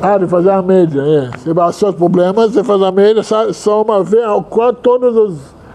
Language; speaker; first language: Portuguese; non-native, fluent; Hebrew